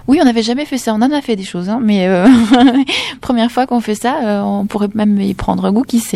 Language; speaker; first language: French; native; French